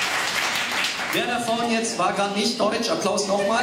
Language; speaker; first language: German; early bilingual, other home language; English